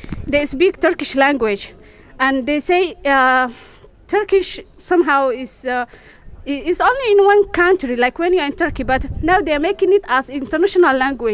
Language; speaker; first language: English; non-native, fluent; Somali